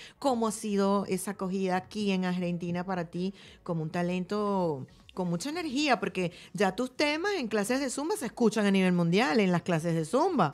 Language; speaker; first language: Spanish; native; Spanish